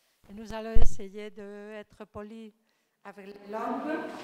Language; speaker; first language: French; non-native, fluent; Spanish